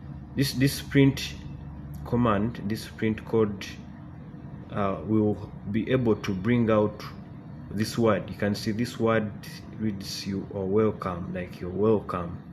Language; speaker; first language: English; non-native, local second language; Ganda